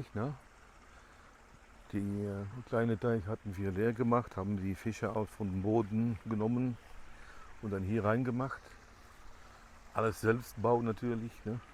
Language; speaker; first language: German; non-native, fluent; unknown